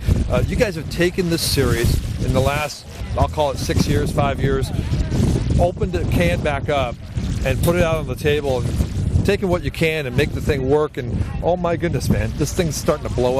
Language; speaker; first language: English; native; English